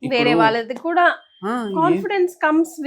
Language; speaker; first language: Telugu; native; Telugu